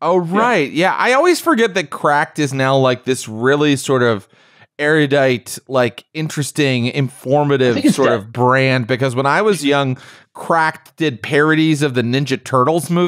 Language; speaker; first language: English; native; English